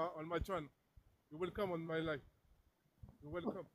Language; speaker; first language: English; non-native, learner; French